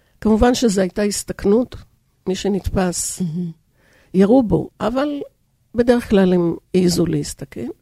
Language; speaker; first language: Hebrew; early bilingual, other home language; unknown